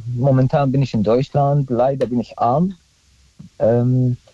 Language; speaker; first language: German; non-native, fluent; Arabic